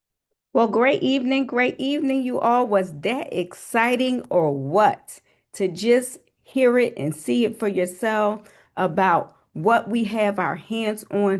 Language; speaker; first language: English; native; English